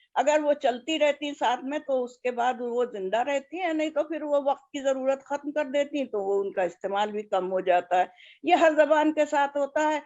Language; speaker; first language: Urdu; native; Urdu